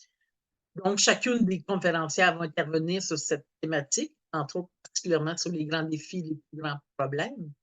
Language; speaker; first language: French; native; French